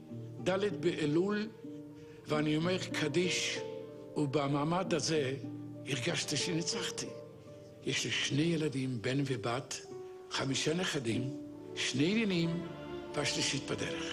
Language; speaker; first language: Hebrew; non-native, fluent; Yiddish